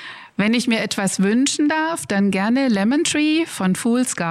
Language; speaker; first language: German; native; German